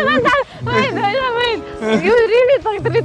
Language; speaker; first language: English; non-native, learner; Russian